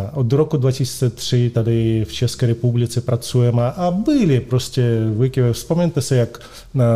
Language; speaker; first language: Czech; non-native, fluent; Russian